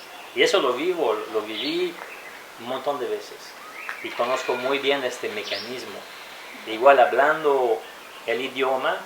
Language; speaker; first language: Spanish; non-native, fluent; French